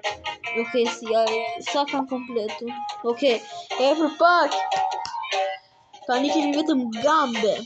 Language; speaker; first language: Albanian; early bilingual, heritage; Albanian